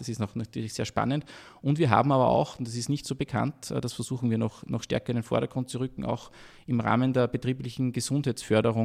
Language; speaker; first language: German; native; German